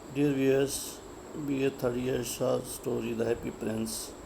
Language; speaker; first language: English; non-native, local second language; Urdu